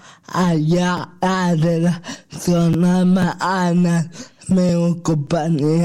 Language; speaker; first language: Catalan; non-native, local second language; Spanish